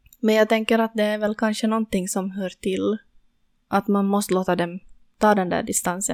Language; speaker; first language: Swedish; native; Swedish